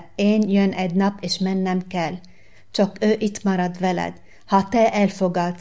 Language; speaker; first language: Hungarian; non-native, learner; Arabic